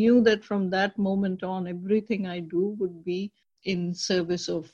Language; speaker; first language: English; non-native, local second language; Urdu